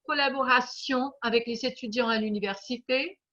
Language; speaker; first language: French; non-native, fluent; English